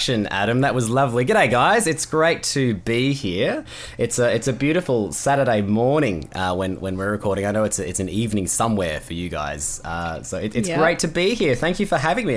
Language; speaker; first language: English; native; English